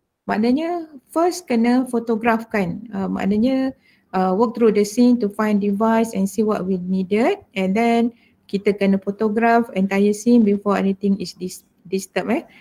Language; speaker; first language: English; non-native, local second language; Malay